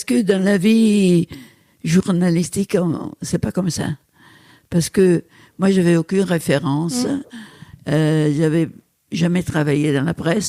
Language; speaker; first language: French; non-native, fluent; Italian